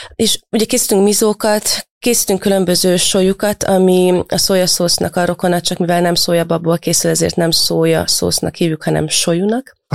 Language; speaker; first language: Hungarian; native; Hungarian